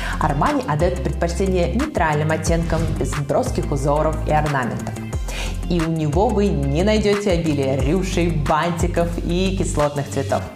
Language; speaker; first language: Russian; native; Russian